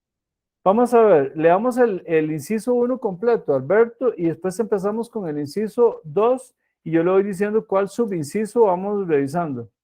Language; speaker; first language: Spanish; native; Spanish